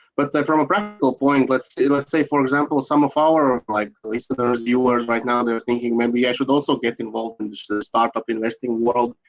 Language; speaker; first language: English; non-native, fluent; Latvian